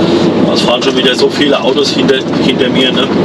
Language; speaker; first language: German; native; German